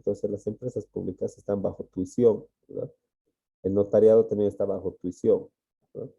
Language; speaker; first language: Spanish; native; Spanish